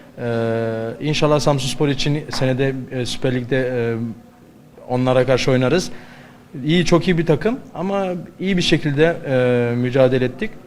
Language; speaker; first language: Turkish; non-native, learner; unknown